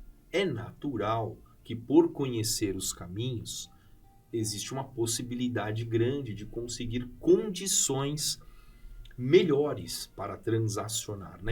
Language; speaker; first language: Portuguese; native; Portuguese